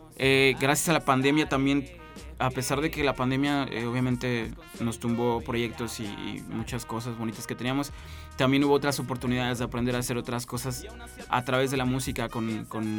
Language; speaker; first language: Spanish; native; Spanish